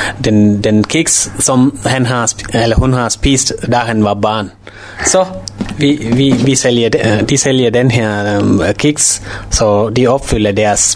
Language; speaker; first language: Danish; non-native, learner; Tamil